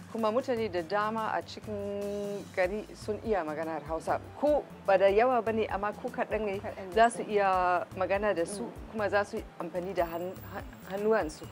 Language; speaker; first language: Hausa; non-native, fluent; German